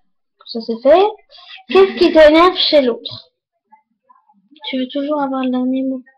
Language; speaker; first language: French; native; French